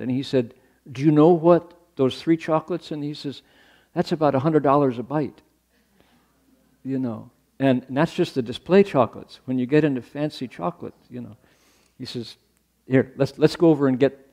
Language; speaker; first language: English; native; English